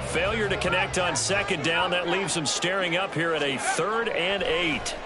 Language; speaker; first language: English; native; English